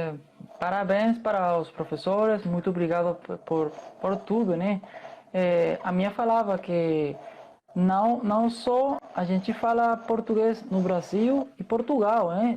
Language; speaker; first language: Portuguese; non-native, fluent; Spanish